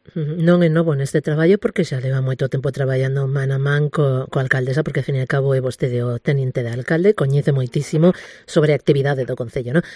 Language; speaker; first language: Galician; native; Galician